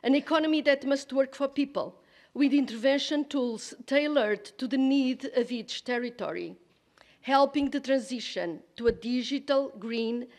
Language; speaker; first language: English; non-native, fluent; Portuguese